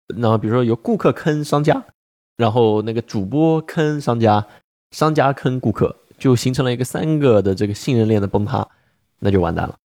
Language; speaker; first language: Chinese; native; Chinese